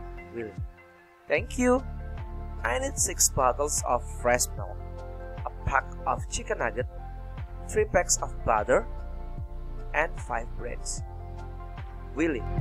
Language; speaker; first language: English; non-native, fluent; Indonesian